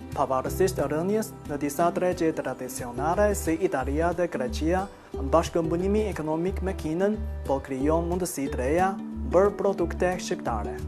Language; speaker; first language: Albanian; non-native, fluent; Chinese